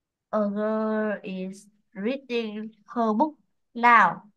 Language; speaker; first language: English; non-native, learner; Vietnamese